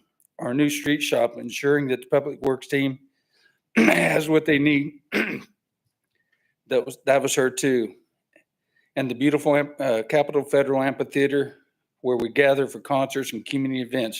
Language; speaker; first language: English; native; English